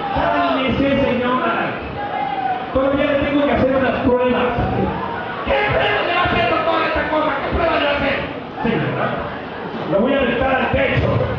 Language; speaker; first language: Spanish; native; Spanish